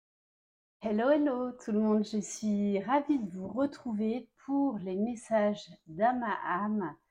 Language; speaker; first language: French; native; French